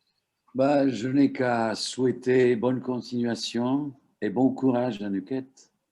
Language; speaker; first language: French; non-native, fluent; Turkish